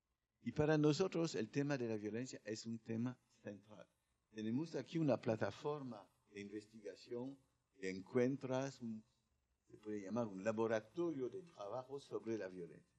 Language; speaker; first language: Spanish; non-native, learner; French